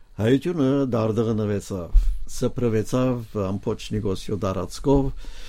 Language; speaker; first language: Armenian; native; Armenian